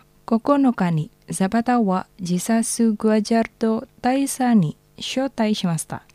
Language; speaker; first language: Japanese; non-native, learner; Indonesian